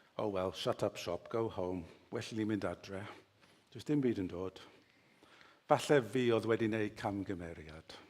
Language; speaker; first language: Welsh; native; Welsh